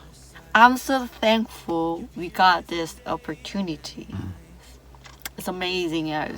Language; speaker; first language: English; non-native, learner; Korean